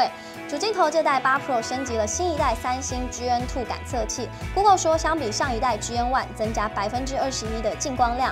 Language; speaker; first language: Chinese; native; Chinese